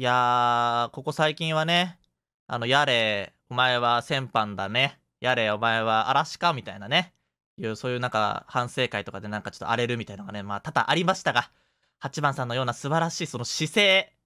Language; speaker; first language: Japanese; native; Japanese